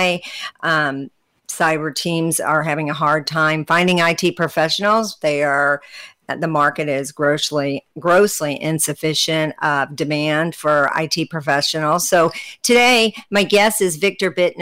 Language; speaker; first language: English; native; English